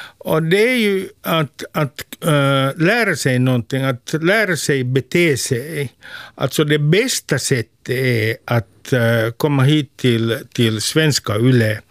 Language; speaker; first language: Swedish; non-native, local second language; Finnish